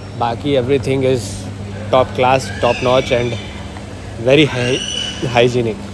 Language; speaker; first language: Hindi; native; Hindi